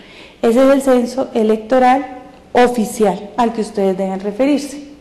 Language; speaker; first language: Spanish; native; Spanish